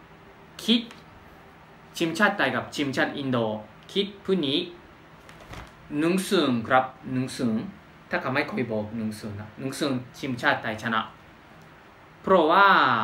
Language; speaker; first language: Thai; non-native, fluent; Japanese